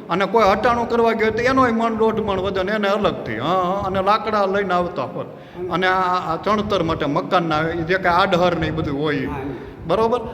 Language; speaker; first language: Gujarati; native; Gujarati